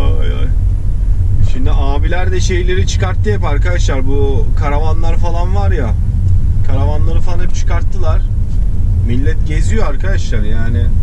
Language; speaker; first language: Turkish; early bilingual, heritage; Turkish